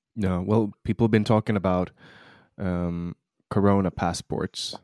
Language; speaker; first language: English; non-native, fluent; Swedish